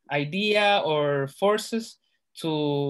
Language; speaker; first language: English; non-native, learner; Spanish